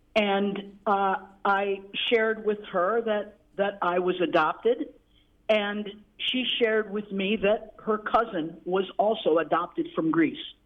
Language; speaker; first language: English; native; English